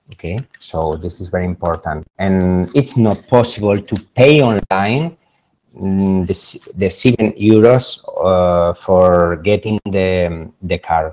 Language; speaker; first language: English; non-native, fluent; Spanish